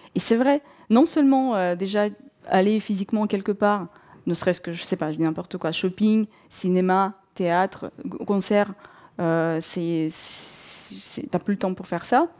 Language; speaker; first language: French; non-native, fluent; Russian